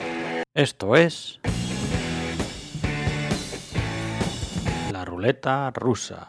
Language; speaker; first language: Spanish; native; Spanish